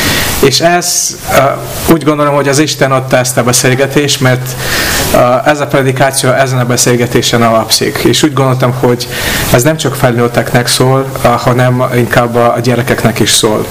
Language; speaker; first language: Hungarian; non-native, fluent; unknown